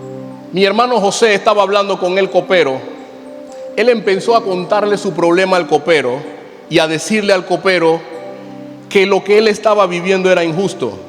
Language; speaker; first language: Spanish; native; Spanish